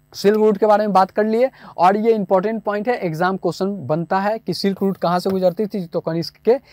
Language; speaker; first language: Hindi; native; Hindi